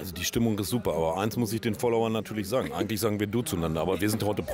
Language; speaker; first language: German; native; German